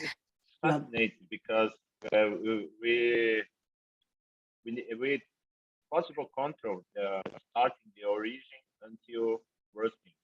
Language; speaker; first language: English; non-native, learner; Portuguese